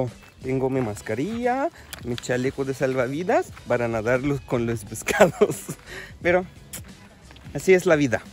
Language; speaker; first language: Spanish; non-native, fluent; Arabic